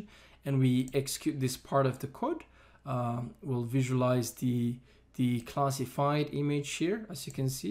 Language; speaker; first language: English; non-native, fluent; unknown